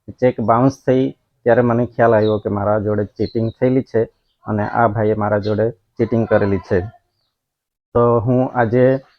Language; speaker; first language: Gujarati; non-native, local second language; Gamit